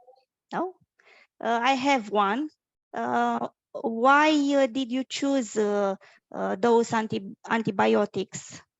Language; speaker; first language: English; non-native, fluent; Romanian